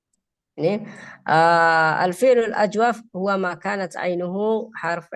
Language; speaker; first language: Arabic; non-native, fluent; Indonesian